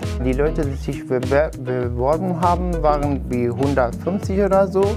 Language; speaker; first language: German; non-native, fluent; Spanish